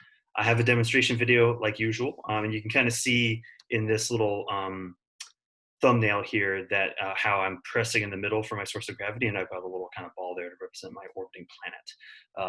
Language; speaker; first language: English; native; English